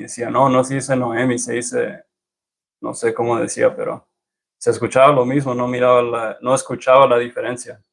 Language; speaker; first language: Spanish; early bilingual, heritage; Spanish